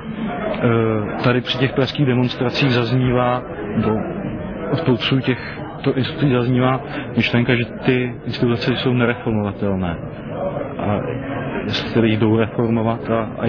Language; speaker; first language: Czech; native; Czech